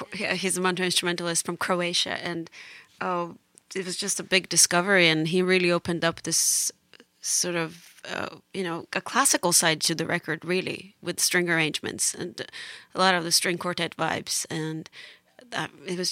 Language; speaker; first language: English; non-native, fluent; Georgian